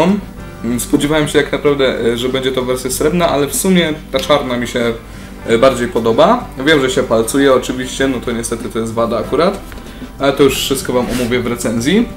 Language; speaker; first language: Polish; native; Polish